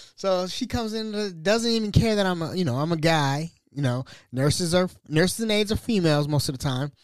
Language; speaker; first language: English; native; English